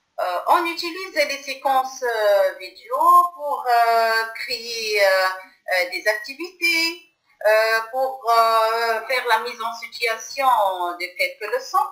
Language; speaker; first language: French; non-native, local second language; Arabic